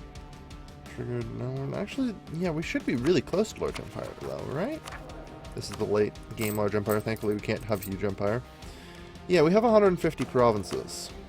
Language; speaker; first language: English; native; English